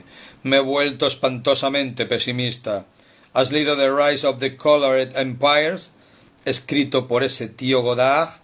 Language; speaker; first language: Spanish; native; Spanish